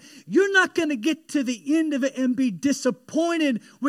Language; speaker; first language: English; native; English